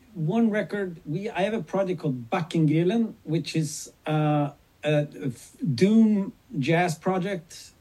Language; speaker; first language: English; non-native, fluent; Swedish